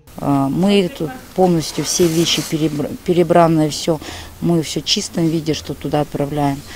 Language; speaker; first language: Russian; native; Russian